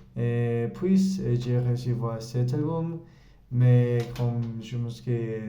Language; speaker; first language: French; non-native, learner; Spanish